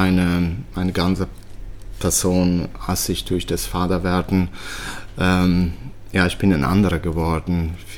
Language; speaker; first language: German; early bilingual, other home language; Italian